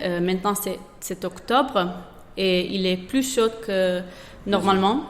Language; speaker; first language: French; non-native, fluent; Italian